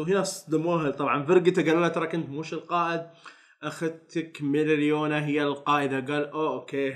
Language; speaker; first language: Arabic; native; Arabic